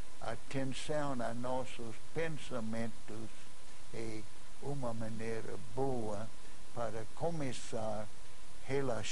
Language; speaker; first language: Portuguese; non-native, fluent; English